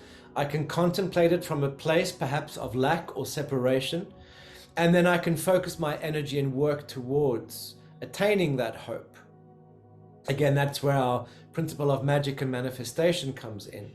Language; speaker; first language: English; native; English